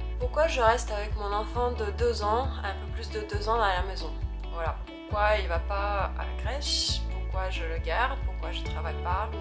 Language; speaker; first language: French; non-native, fluent; Ukrainian